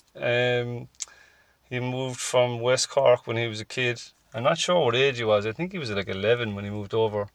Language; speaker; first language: English; native; English